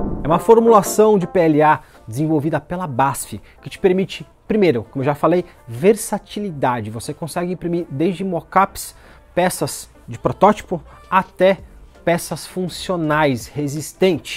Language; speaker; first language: Portuguese; native; Portuguese